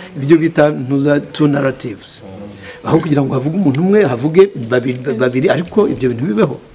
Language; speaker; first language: Kinyarwanda; native; Kinyarwanda